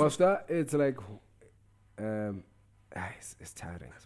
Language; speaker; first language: English; non-native, local second language; Tsonga